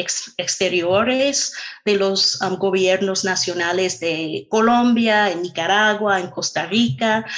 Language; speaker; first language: Spanish; non-native, fluent; English